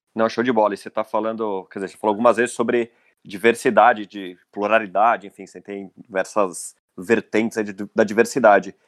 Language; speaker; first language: Portuguese; native; Portuguese